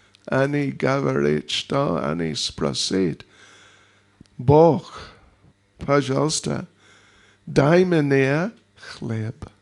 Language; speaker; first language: Russian; non-native, learner; English